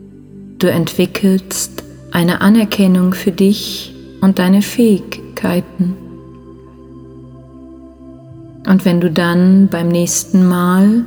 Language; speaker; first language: German; native; German